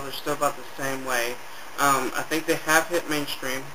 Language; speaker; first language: English; native; English